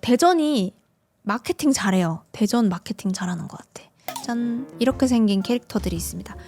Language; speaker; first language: Korean; native; Korean